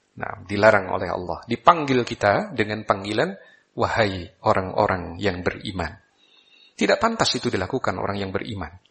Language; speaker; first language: Malay; non-native, local second language; Javanese